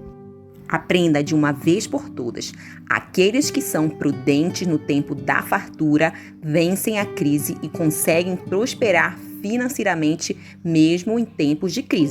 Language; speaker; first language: Portuguese; native; Portuguese